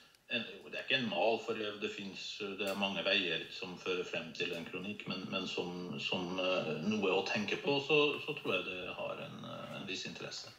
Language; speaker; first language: Norwegian; native; Norwegian